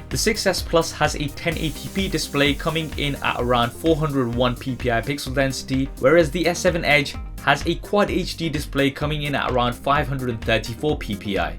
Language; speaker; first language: English; native; English